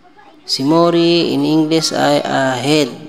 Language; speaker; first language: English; non-native, local second language; Filipino